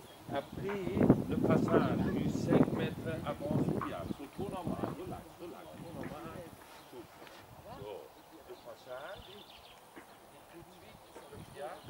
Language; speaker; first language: French; non-native, learner; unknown